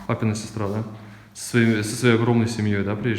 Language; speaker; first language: Russian; native; Russian